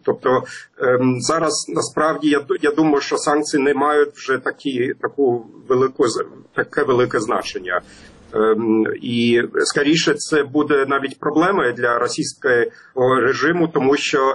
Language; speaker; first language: Ukrainian; non-native, fluent; German